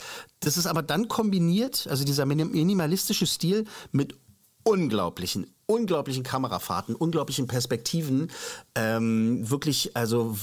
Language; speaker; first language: German; native; German